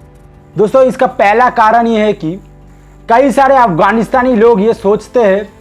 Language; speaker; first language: Hindi; non-native, local second language; Bangla